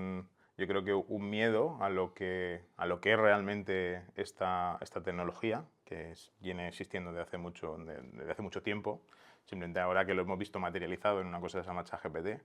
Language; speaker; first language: Spanish; native; Spanish